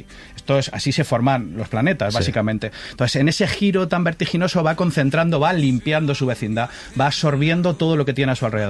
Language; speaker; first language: Spanish; native; Spanish